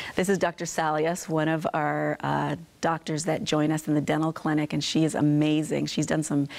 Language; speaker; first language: English; native; English